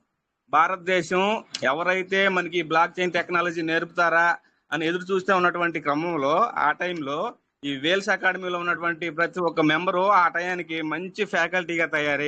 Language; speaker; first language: Telugu; native; Telugu